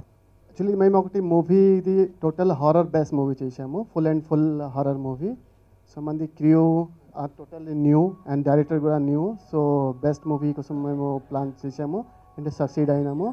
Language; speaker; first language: Telugu; non-native, learner; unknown